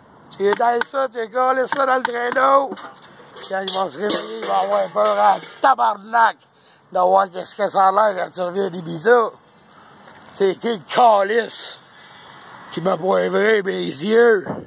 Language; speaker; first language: French; native; French